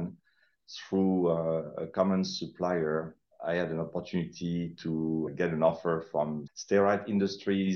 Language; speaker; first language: English; non-native, fluent; French